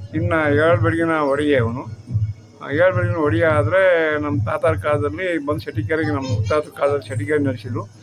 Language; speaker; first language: Kannada; native; Kannada